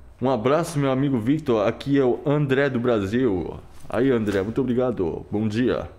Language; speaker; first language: Portuguese; non-native, fluent; Korean